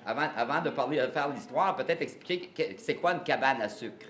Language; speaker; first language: French; native; French